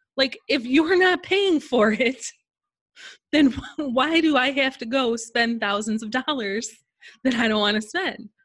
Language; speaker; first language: English; native; English